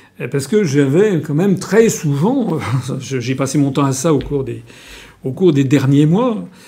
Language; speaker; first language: French; native; French